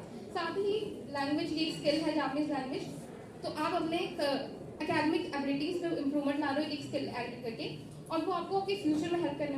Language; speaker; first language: Hindi; native; Hindi